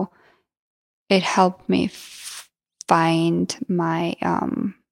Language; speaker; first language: English; non-native, fluent; Georgian